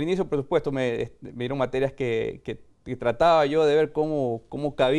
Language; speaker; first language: Spanish; native; Spanish